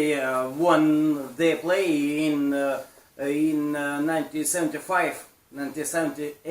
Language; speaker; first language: English; non-native, learner; Russian